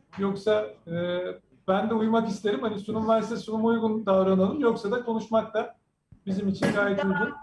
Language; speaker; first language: Turkish; native; Turkish